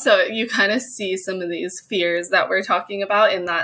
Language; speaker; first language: English; native; English